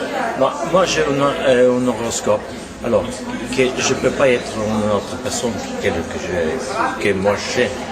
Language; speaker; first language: French; non-native, learner; Norwegian